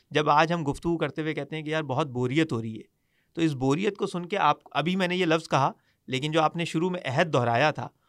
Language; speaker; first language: Urdu; native; Urdu